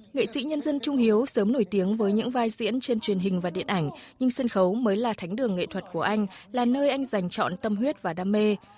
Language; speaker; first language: Vietnamese; native; Vietnamese